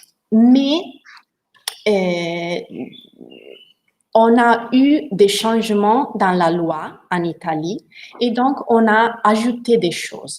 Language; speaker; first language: French; non-native, learner; Italian